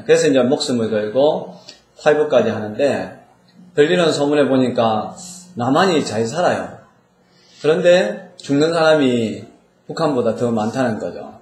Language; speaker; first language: Korean; native; Korean